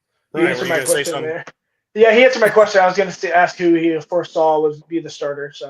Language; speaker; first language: English; native; English